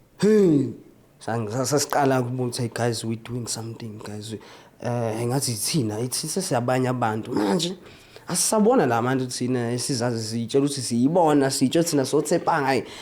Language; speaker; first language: Zulu; native; Zulu